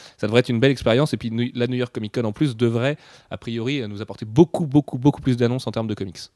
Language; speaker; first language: French; native; French